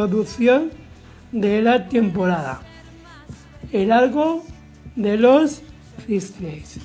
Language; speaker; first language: Spanish; native; Spanish